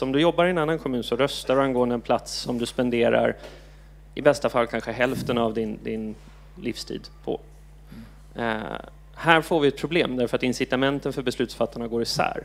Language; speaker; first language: Swedish; native; Swedish